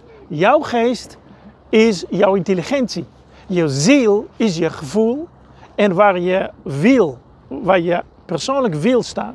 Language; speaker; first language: Dutch; non-native, fluent; Hebrew